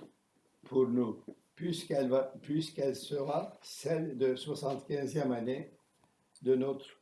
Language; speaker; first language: French; non-native, fluent; Turkish